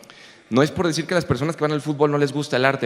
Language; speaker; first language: Spanish; native; Spanish